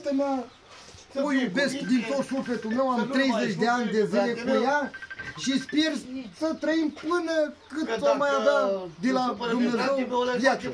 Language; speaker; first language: Romanian; native; Romanian